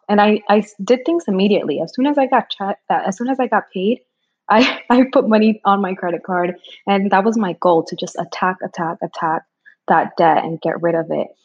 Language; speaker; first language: English; early bilingual, other home language; Spanish